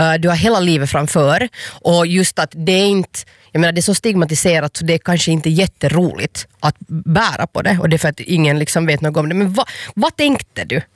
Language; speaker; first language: Swedish; native; Swedish